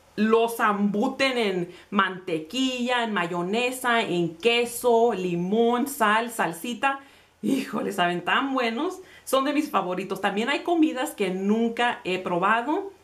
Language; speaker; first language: Spanish; early bilingual, heritage; Spanish